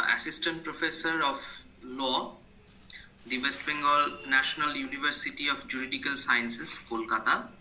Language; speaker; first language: English; non-native, local second language; Bangla